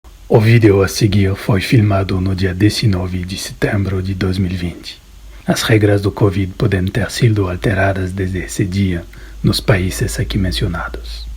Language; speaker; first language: Portuguese; non-native, learner; Dutch